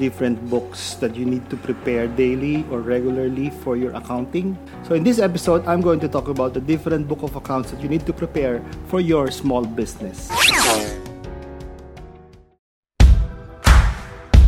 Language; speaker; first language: English; non-native, local second language; Filipino